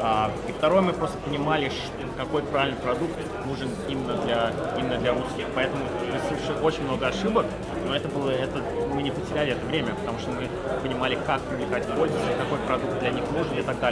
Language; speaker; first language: Russian; early bilingual, heritage; Russian